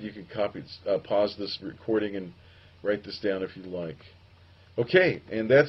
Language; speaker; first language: English; native; English